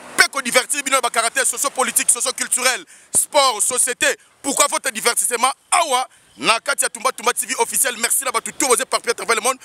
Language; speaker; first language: Lingala; native; Lingala